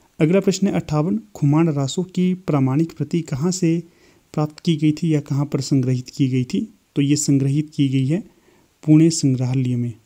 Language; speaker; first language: Hindi; native; Hindi